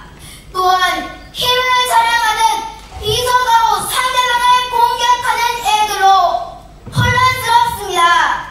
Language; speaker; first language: Korean; native; Korean